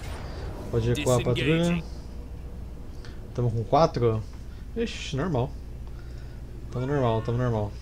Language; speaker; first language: Portuguese; native; Portuguese